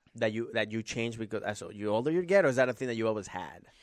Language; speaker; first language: English; non-native, fluent; Spanish